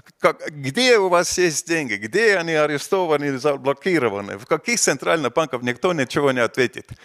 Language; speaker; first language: Russian; non-native, fluent; Estonian